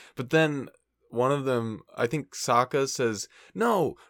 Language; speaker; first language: English; native; English